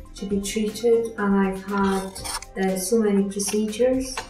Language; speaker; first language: English; native; English